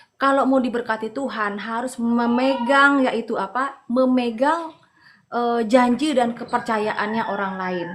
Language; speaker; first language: Indonesian; non-native, local second language; Madurese